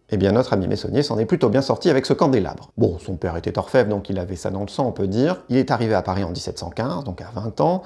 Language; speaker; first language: French; native; French